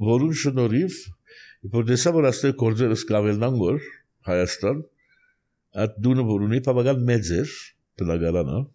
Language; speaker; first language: Armenian; early bilingual, heritage; Armenian